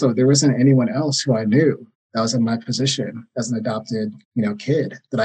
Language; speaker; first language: English; native; English